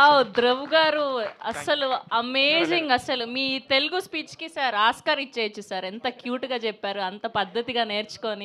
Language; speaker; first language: Telugu; native; Telugu